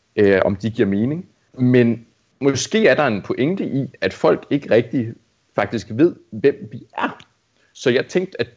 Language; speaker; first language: Danish; native; Danish